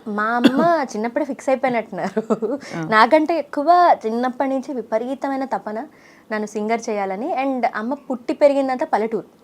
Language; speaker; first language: Telugu; native; Telugu